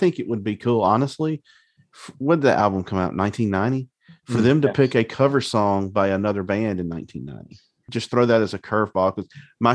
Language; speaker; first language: English; native; English